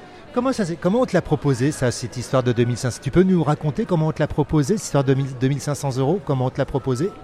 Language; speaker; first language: French; native; French